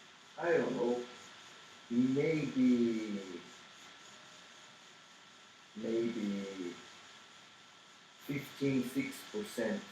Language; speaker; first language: English; non-native, learner; Portuguese